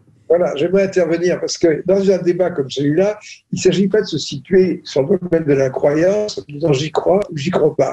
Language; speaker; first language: French; native; French